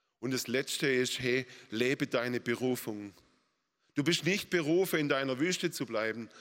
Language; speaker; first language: German; native; German